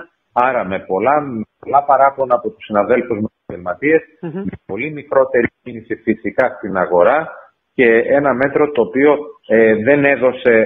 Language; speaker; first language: Greek; native; Greek